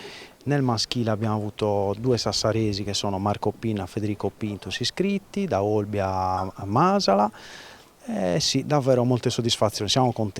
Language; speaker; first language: Italian; native; Italian